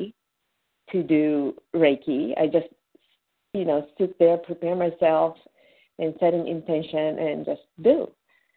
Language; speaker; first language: English; non-native, fluent; Japanese